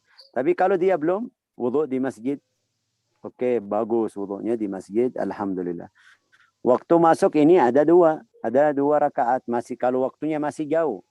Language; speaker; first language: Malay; non-native, learner; Arabic